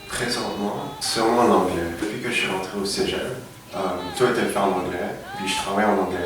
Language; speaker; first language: French; early bilingual, other home language; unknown